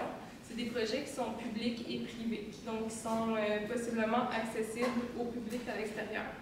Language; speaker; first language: French; native; French